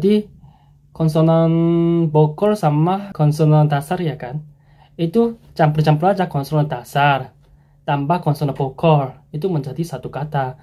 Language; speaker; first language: Indonesian; non-native, fluent; Korean